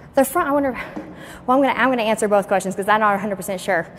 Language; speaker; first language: English; native; English